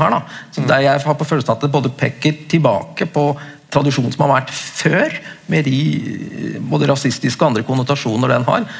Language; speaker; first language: Norwegian; native; Norwegian